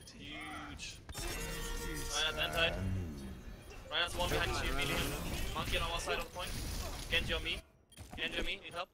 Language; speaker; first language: English; non-native, fluent; German